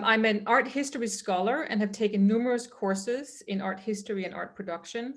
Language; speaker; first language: English; non-native, fluent; Danish